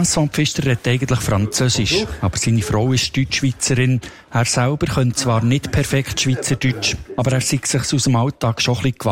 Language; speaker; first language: German; native; German